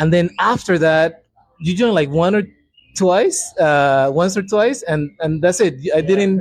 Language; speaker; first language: English; non-native, fluent; Spanish